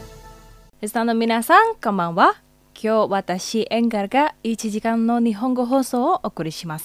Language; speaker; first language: Japanese; non-native, fluent; Indonesian